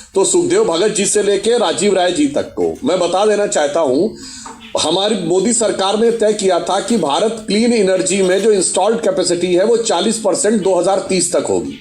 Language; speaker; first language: Hindi; native; Hindi